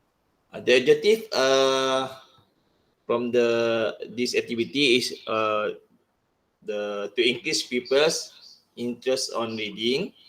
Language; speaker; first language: English; non-native, local second language; Malay